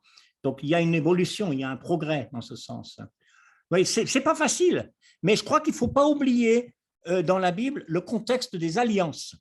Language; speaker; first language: French; native; French